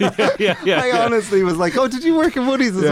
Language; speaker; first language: English; native; English